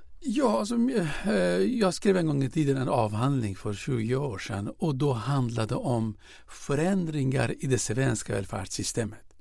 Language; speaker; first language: Swedish; non-native, fluent; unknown